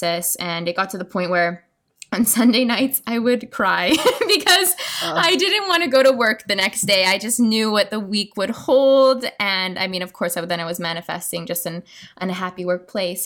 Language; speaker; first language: English; native; English